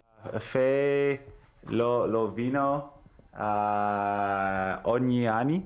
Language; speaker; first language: Italian; early bilingual, heritage; Italian